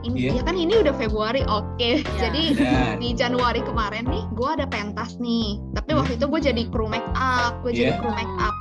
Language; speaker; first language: Indonesian; non-native, local second language; Chinese